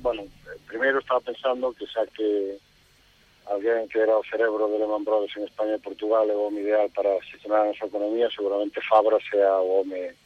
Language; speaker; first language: Spanish; non-native, local second language; Galician